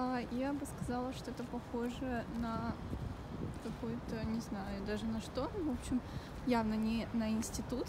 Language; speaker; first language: Russian; native; Russian